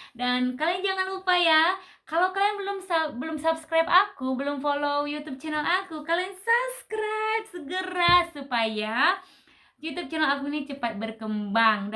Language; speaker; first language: Indonesian; native; Indonesian